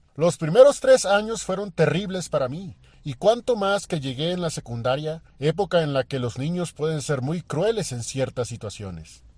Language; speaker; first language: Spanish; native; Spanish